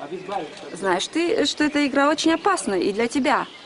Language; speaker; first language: Russian; native; Russian